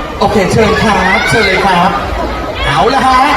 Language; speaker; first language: Thai; native; Thai